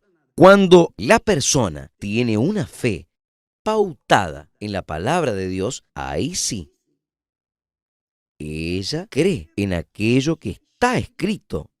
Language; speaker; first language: Spanish; non-native, fluent; Portuguese